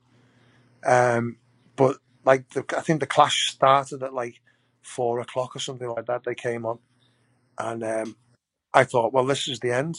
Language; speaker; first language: English; native; English